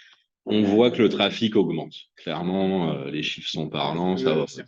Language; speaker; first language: French; native; French